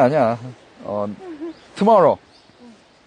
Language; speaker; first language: Korean; native; Korean